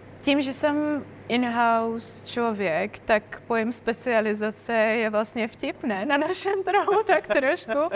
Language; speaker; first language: Czech; non-native, fluent; Russian